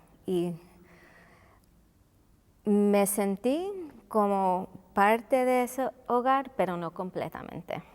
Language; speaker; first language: Spanish; non-native, local second language; English